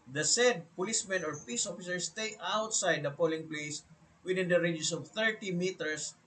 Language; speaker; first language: English; non-native, local second language; Filipino